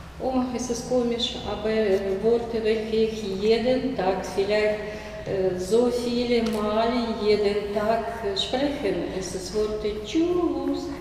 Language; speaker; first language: German; non-native, learner; Russian